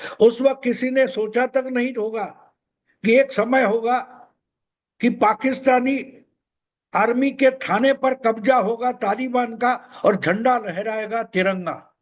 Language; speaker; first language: Hindi; non-native, local second language; Marathi